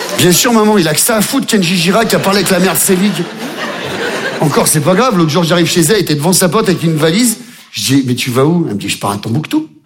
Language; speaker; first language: French; native; French